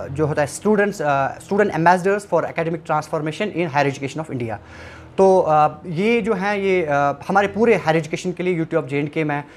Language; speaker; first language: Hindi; non-native, local second language; Kashmiri